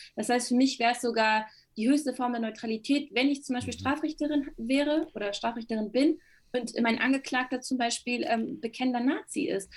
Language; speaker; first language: German; early bilingual, other home language; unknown